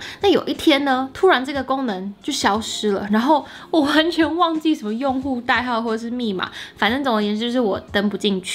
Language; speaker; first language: Chinese; native; Chinese